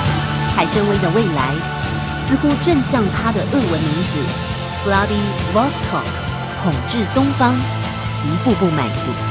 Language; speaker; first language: Chinese; native; Chinese